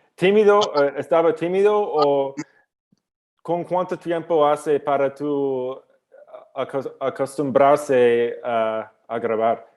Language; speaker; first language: Spanish; non-native, learner; English